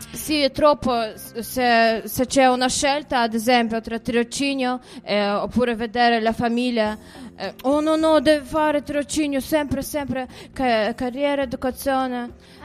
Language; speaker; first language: Italian; non-native, fluent; Russian